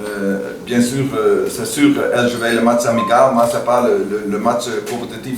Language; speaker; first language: French; non-native, learner; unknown